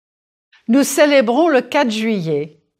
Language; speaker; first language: French; non-native, fluent; English